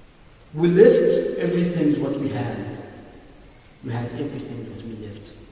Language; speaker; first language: English; non-native, learner; Arabic